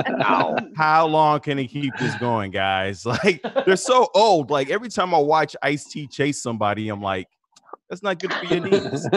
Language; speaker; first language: English; native; English